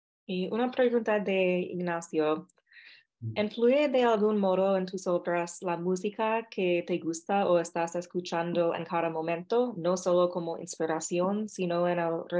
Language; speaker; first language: Spanish; non-native, fluent; English